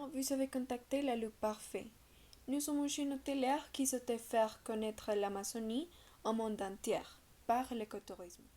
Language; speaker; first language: French; non-native, learner; Spanish